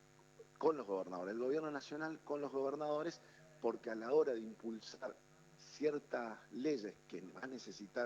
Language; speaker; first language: Spanish; native; Spanish